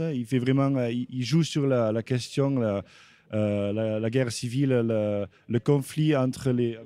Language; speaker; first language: French; early bilingual, heritage; French